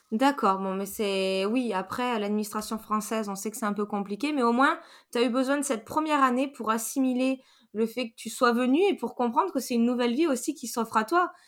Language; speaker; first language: French; native; French